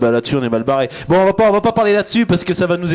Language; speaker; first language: French; native; French